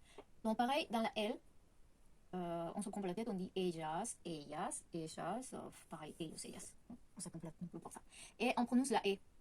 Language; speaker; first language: French; non-native, fluent; Spanish